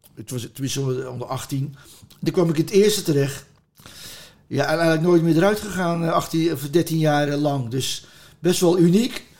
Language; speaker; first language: Dutch; native; Dutch